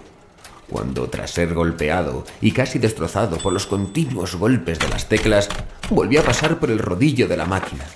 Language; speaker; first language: Spanish; native; Spanish